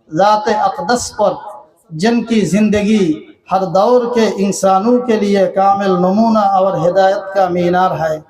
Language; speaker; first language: Urdu; non-native, fluent; Bangla